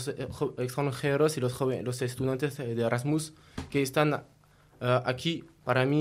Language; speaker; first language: Spanish; non-native, learner; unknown